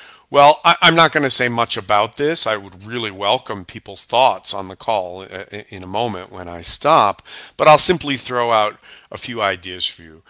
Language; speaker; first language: English; native; English